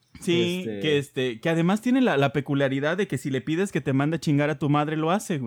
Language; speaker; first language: Spanish; native; Spanish